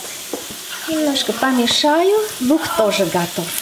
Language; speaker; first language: Russian; non-native, fluent; Armenian